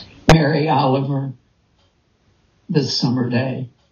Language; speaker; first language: English; native; English